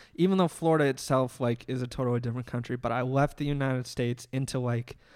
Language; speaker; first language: English; native; English